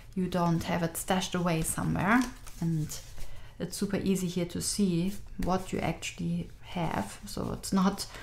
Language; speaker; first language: English; non-native, fluent; German